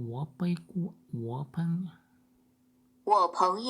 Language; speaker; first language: Chinese; non-native, learner; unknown